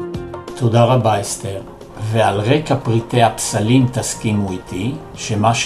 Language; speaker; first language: Hebrew; native; Hebrew